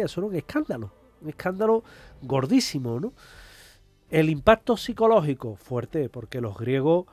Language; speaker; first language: Spanish; native; Spanish